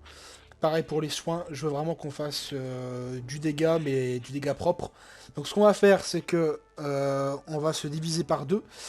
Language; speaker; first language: French; native; French